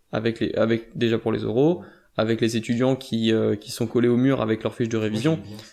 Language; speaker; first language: French; native; French